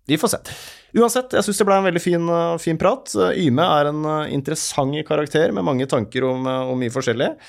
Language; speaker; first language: Norwegian; native; Norwegian